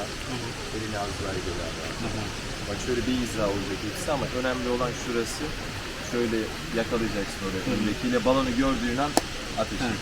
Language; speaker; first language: Turkish; native; Turkish